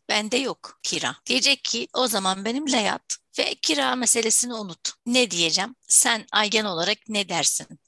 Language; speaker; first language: Turkish; non-native, fluent; Arabic